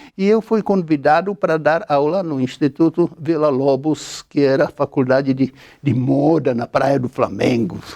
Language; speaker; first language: Portuguese; non-native, fluent; Czech